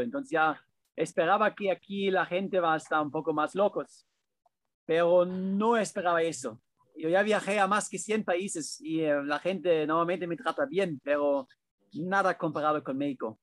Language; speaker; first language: Spanish; non-native, fluent; German